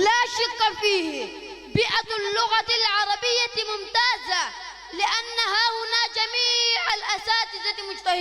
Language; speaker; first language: Arabic; non-native, learner; Urdu